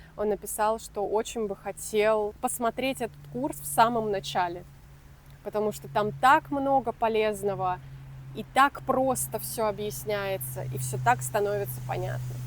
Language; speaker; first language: Russian; native; Russian